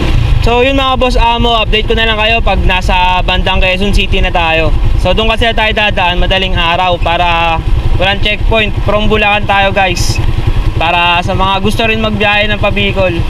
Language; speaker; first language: Filipino; native; Filipino